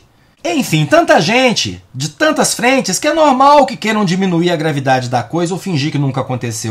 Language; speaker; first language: Portuguese; native; Portuguese